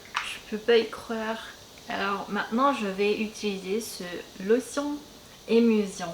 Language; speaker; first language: French; non-native, fluent; Korean